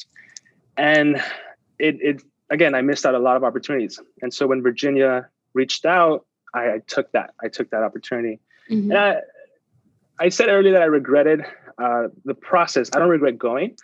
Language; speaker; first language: English; early bilingual, other home language; Spanish